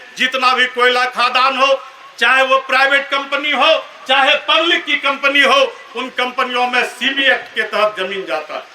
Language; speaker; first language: Hindi; native; Hindi